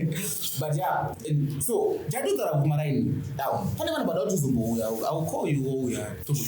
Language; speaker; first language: English; non-native, local second language; Shona